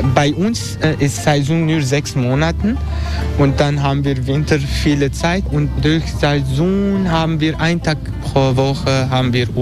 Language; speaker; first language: German; non-native, fluent; Turkish